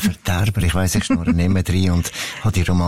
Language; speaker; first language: German; native; German